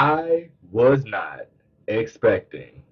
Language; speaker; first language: English; native; English